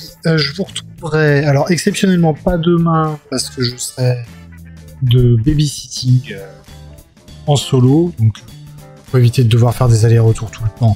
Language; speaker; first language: French; native; French